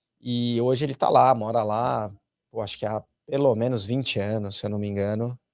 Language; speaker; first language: Portuguese; native; Portuguese